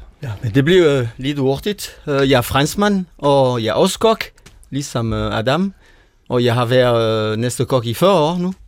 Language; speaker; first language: Danish; non-native, fluent; French